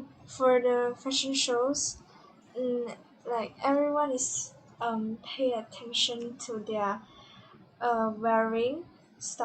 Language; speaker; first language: English; non-native, learner; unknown